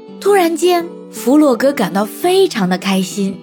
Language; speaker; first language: Chinese; native; Chinese